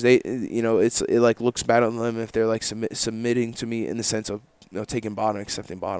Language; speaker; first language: English; native; English